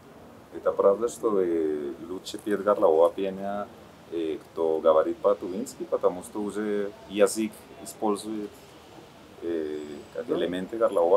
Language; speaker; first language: Russian; non-native, learner; Spanish